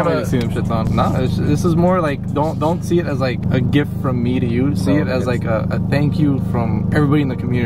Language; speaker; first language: English; native; English